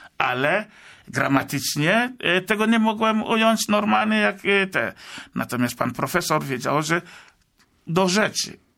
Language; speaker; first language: Polish; non-native, fluent; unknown